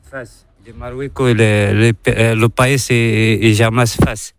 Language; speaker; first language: Spanish; non-native, learner; Arabic